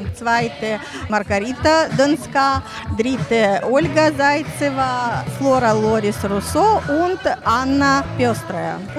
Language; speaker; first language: German; non-native, learner; Ukrainian